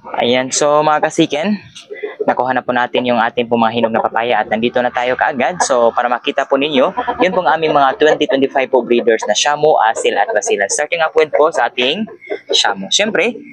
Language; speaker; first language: Filipino; non-native, local second language; Cebuano